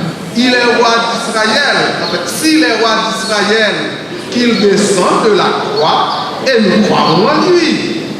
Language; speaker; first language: French; non-native, learner; Haitian Creole